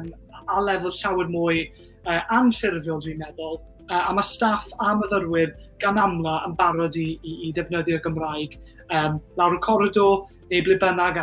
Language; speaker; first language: Welsh; native; Welsh